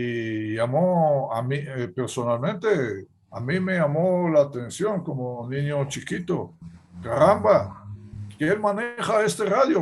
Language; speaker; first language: Spanish; non-native, fluent; Hebrew